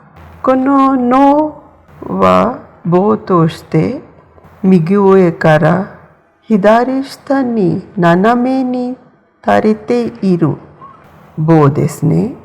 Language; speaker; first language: Japanese; non-native, fluent; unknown